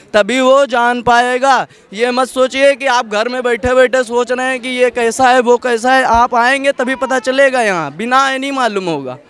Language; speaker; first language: Hindi; native; Hindi